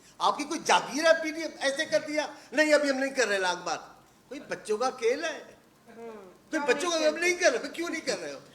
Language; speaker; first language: Urdu; non-native, local second language; Sindhi